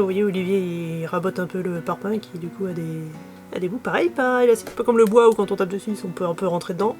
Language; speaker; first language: French; native; French